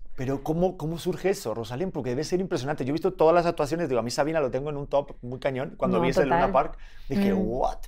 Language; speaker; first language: Spanish; native; Spanish